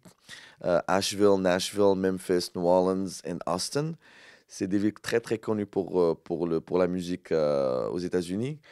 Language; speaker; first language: French; non-native, local second language; Arabic